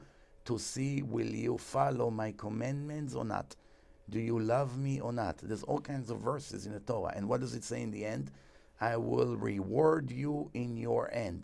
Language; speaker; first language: English; non-native, fluent; Hebrew